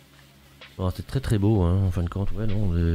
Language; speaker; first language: French; native; French